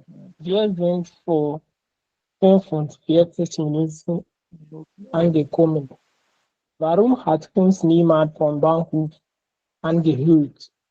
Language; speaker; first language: German; non-native, learner; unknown